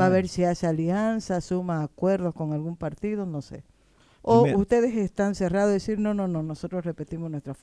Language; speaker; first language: Spanish; native; Spanish